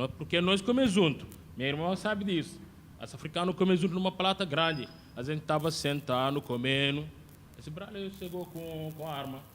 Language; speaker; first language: Portuguese; non-native, learner; Wolof